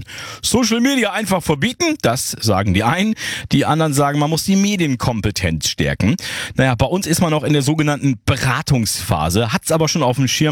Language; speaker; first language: German; native; German